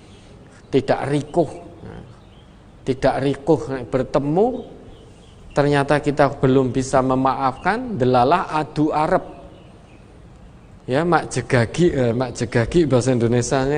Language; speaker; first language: Indonesian; non-native, local second language; Javanese